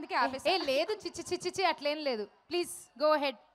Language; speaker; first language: Telugu; native; Telugu